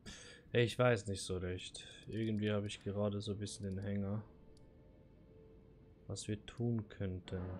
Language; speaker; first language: German; native; German